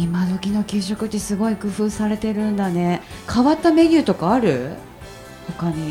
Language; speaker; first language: Japanese; native; Japanese